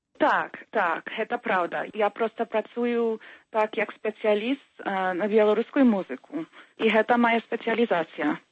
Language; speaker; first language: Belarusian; early bilingual, heritage; Belarusian